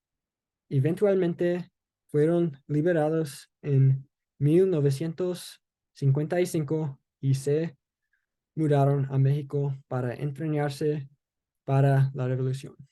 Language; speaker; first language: Spanish; non-native, learner; English